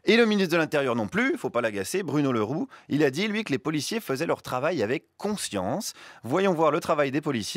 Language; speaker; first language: French; native; French